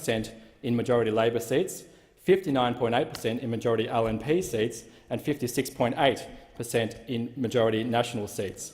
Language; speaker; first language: English; native; English